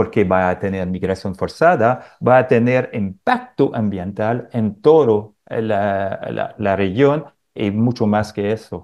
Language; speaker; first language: Spanish; non-native, fluent; French